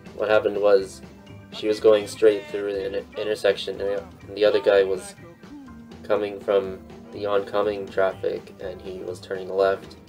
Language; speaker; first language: English; native; English